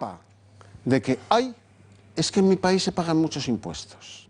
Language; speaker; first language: Spanish; native; Spanish